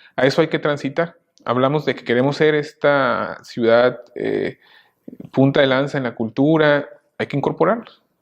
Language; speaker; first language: Spanish; native; Spanish